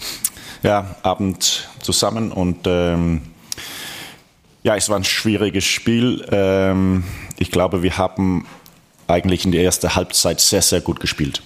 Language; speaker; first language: German; non-native, fluent; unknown